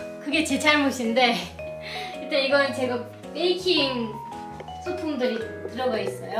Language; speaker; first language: Korean; non-native, fluent; Turkish